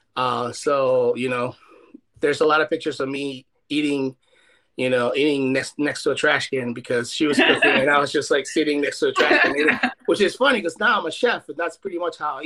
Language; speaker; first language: English; non-native, fluent; Spanish